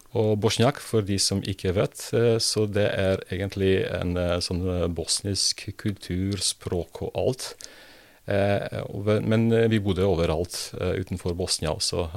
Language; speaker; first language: Norwegian; non-native, fluent; Serbian